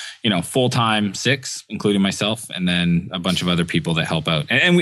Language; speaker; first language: English; native; English